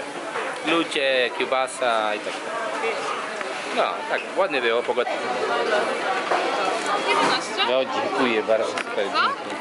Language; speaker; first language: Polish; non-native, learner; Spanish